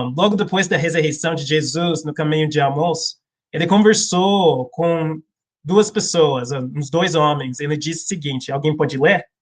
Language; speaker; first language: Portuguese; non-native, fluent; English